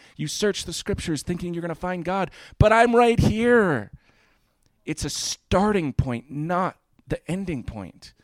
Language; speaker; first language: English; native; English